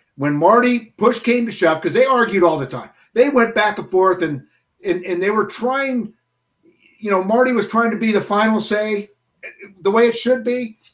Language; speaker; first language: English; native; English